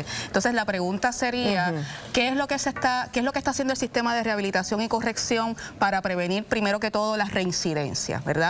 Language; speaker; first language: Spanish; native; Spanish